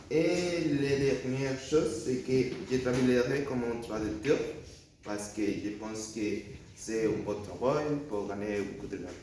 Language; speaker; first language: French; non-native, learner; Spanish